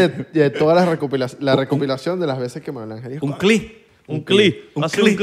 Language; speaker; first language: Spanish; native; Spanish